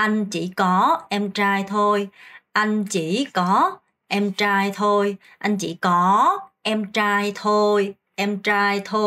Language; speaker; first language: Vietnamese; non-native, fluent; Korean